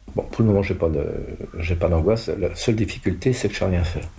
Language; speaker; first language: French; non-native, local second language; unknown